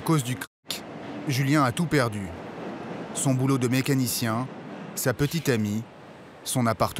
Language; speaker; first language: French; native; French